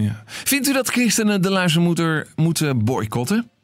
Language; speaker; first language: Dutch; native; Dutch